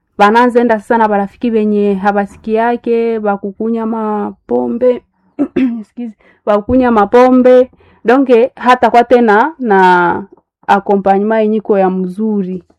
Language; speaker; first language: Swahili; non-native, local second language; Nande